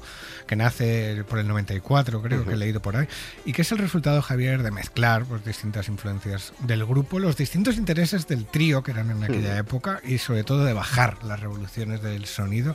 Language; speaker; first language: Spanish; native; Spanish